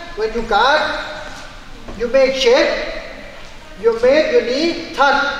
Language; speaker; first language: English; non-native, learner; Thai